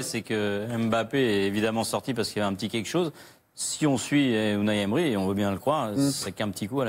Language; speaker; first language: French; native; French